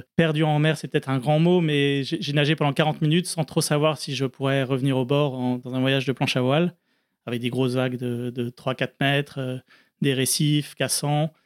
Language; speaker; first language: French; native; French